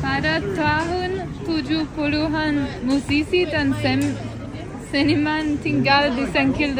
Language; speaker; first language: Indonesian; non-native, learner; English